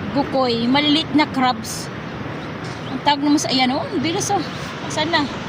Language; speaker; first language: Filipino; non-native, local second language; Waray